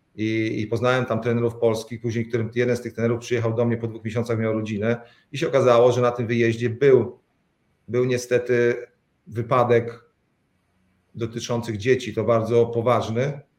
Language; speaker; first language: Polish; native; Polish